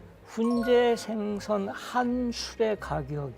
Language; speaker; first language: Korean; native; Korean